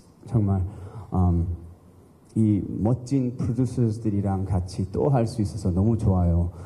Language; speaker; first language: Korean; early bilingual, heritage; English